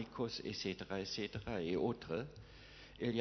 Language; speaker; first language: French; non-native, fluent; German